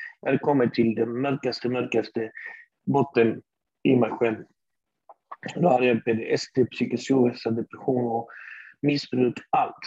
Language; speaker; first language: Swedish; early bilingual, other home language; Arabic